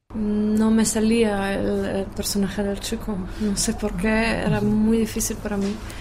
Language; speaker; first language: Spanish; non-native, fluent; Czech